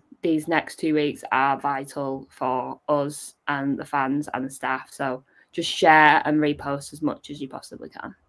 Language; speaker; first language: English; native; English